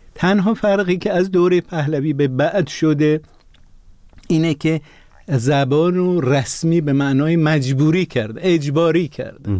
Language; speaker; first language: Persian; non-native, local second language; Azerbaijani